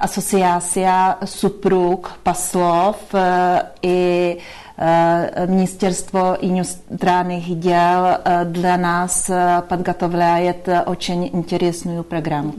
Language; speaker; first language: Russian; non-native, learner; Czech